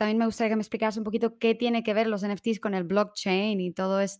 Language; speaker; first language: Spanish; native; Spanish